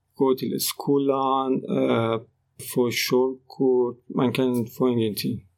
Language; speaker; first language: Swedish; non-native, learner; Persian